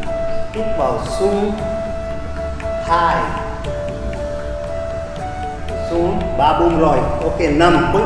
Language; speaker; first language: Vietnamese; non-native, learner; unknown